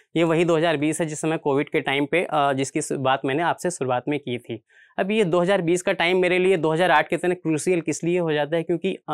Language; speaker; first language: Hindi; native; Hindi